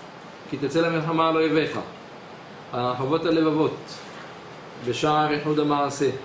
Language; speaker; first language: Hebrew; native; Hebrew